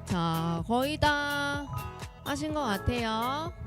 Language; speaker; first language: Korean; native; Korean